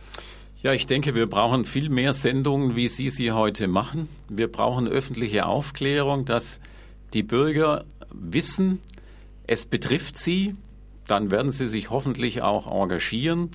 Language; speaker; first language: German; native; German